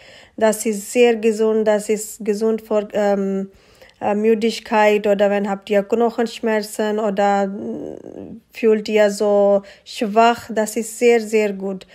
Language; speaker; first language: German; non-native, learner; Urdu